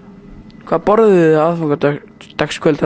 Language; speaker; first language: Icelandic; native; Icelandic